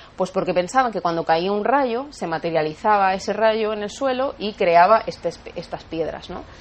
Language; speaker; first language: Spanish; native; Spanish